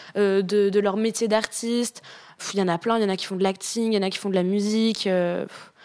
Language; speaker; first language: French; native; French